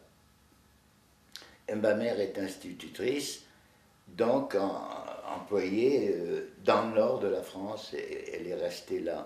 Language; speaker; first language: French; native; French